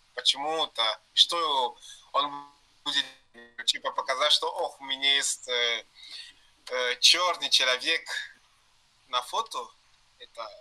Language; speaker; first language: Russian; non-native, learner; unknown